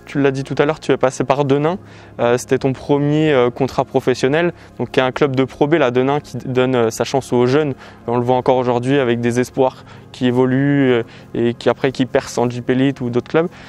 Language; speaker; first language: French; native; French